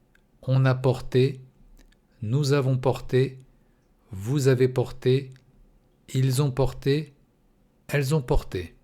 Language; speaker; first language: French; non-native, fluent; Russian